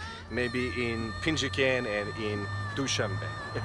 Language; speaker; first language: English; non-native, learner; Tajik